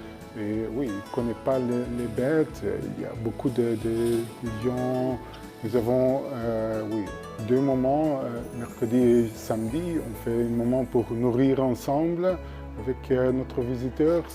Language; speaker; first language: French; non-native, learner; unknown